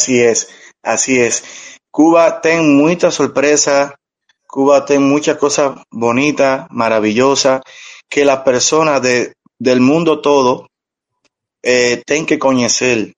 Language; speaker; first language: Portuguese; non-native, learner; Spanish